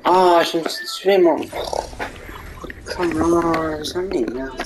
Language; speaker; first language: French; native; French